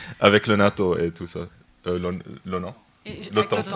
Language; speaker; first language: French; non-native, local second language; Arabic